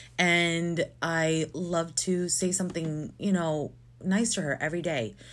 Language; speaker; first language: English; non-native, local second language; Filipino